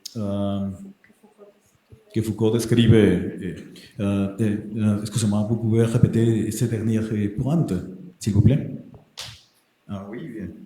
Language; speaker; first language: French; non-native, fluent; Spanish